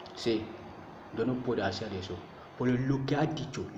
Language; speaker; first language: Spanish; non-native, learner; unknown